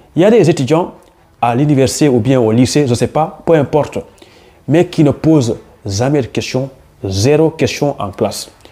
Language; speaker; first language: French; non-native, local second language; Wolof